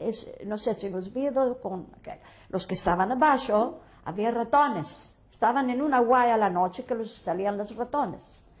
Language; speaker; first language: Spanish; early bilingual, heritage; Ladino